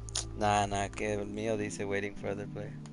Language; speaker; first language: Spanish; early bilingual, other home language; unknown